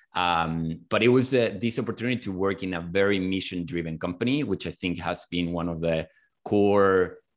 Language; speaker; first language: English; non-native, fluent; Spanish